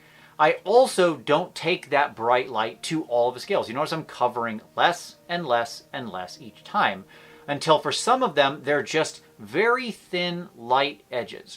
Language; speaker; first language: English; native; English